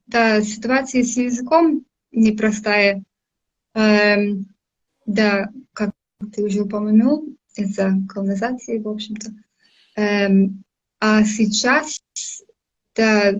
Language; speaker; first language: Russian; non-native, fluent; English